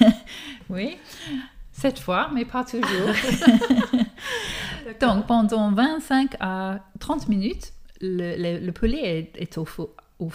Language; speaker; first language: French; non-native, fluent; English